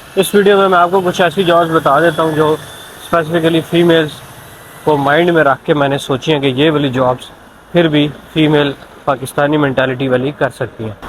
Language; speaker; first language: Urdu; non-native, local second language; Punjabi